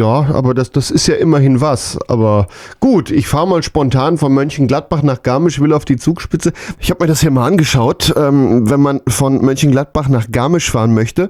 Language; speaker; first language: German; native; German